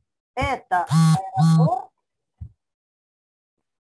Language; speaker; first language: Russian; non-native, fluent; Spanish